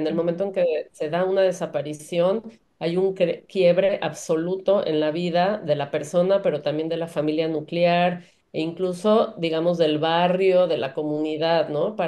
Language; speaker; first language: Spanish; native; Spanish